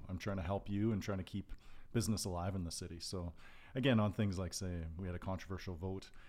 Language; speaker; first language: English; native; English